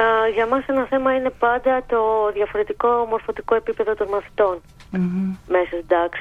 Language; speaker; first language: Greek; native; Greek